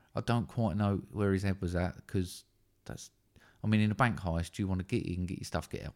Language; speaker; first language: English; native; English